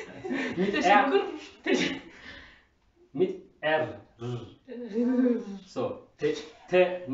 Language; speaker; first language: German; non-native, learner; Turkish